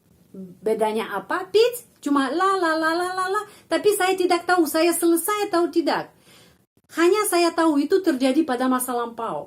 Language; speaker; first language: Indonesian; non-native, fluent; Russian